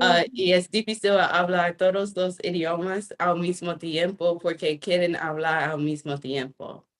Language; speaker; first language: Spanish; non-native, fluent; English